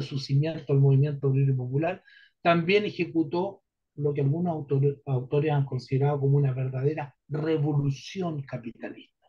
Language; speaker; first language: Spanish; native; Spanish